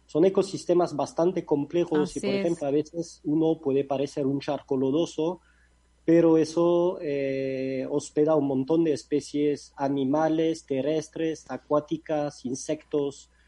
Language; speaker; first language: Spanish; non-native, fluent; French